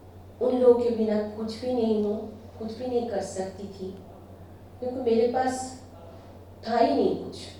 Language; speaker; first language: Hindi; non-native, local second language; Bangla